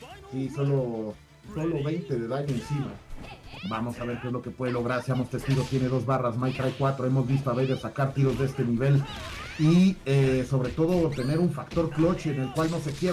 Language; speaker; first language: Spanish; native; Spanish